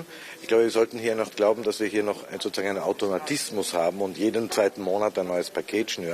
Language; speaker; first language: German; native; German